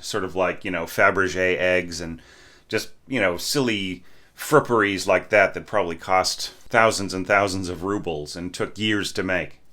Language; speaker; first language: English; native; English